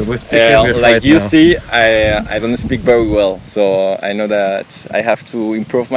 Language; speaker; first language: English; non-native, learner; Spanish